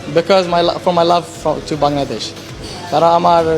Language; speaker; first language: Bangla; early bilingual, heritage; Swedish